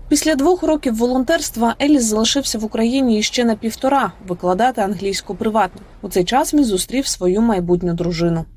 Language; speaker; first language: Ukrainian; native; Ukrainian